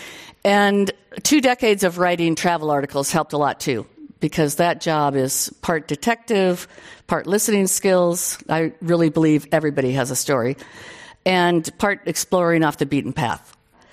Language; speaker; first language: English; native; English